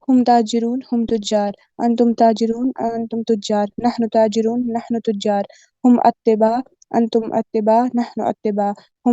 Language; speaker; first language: Arabic; non-native, learner; Urdu